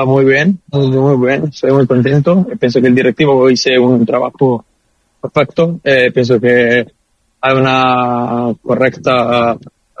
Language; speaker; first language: Spanish; non-native, learner; Italian